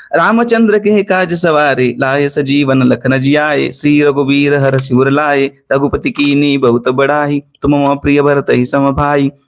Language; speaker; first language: Hindi; non-native, local second language; Marathi